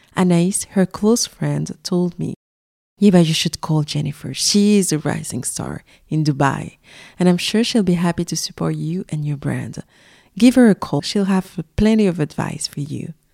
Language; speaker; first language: English; non-native, fluent; French